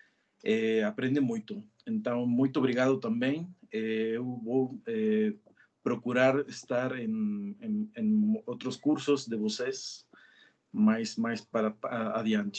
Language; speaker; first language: Portuguese; non-native, learner; Spanish